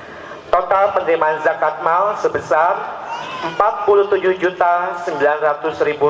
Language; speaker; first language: Indonesian; native; Indonesian